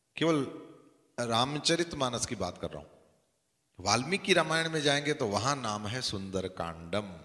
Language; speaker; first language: Hindi; non-native, local second language; Gujarati